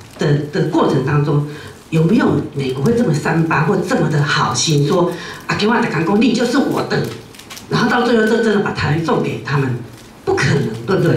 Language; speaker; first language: Chinese; non-native, local second language; Min Nan Chinese